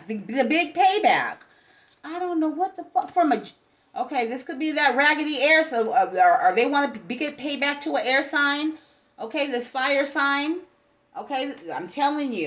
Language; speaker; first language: English; native; English